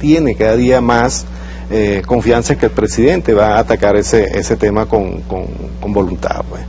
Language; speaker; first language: Spanish; native; Spanish